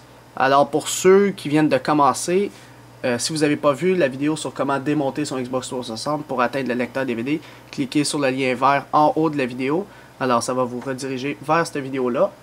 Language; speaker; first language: French; native; French